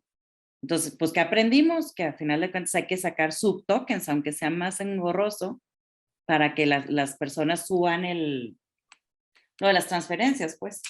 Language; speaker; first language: Spanish; native; Spanish